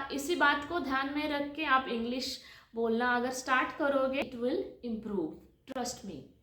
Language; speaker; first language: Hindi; non-native, local second language; Marathi